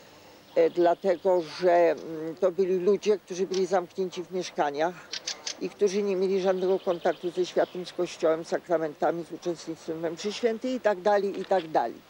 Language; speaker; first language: Polish; native; Polish